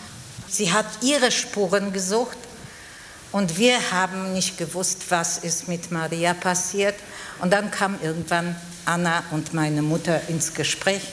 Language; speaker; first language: German; non-native, fluent; Polish